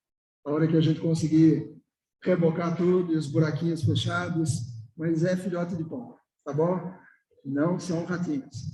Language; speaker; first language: Portuguese; native; Portuguese